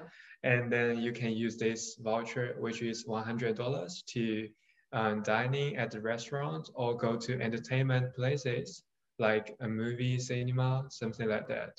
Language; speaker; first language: English; non-native, fluent; Chinese